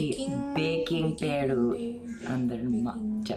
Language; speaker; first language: Telugu; early bilingual, heritage; Telugu